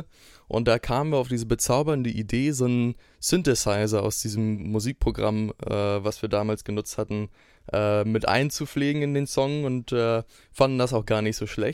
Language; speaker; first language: German; native; German